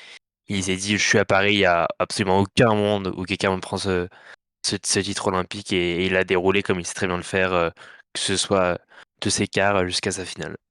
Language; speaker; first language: French; native; French